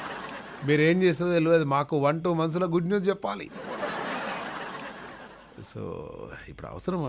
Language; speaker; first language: Telugu; native; Telugu